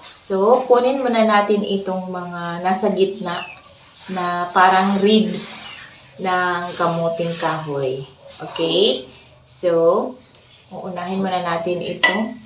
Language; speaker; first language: Filipino; non-native, local second language; Cebuano